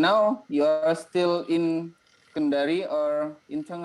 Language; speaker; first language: English; non-native, learner; Indonesian